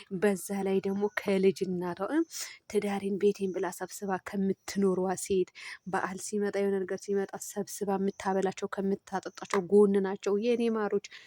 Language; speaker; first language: Amharic; non-native, local second language; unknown